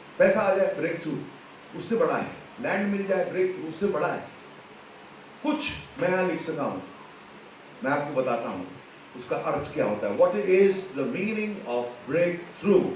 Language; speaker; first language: Hindi; non-native, local second language; Punjabi